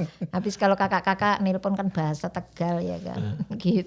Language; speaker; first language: Indonesian; native; Indonesian